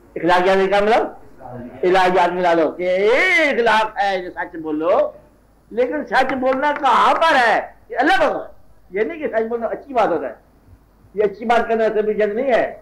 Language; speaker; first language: Urdu; non-native, local second language; Punjabi